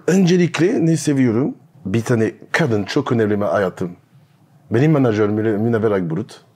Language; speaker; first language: Turkish; non-native, learner; French